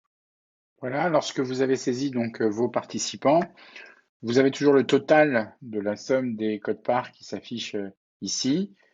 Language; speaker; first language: French; native; French